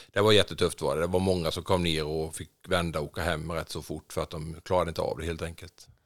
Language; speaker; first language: Swedish; native; Swedish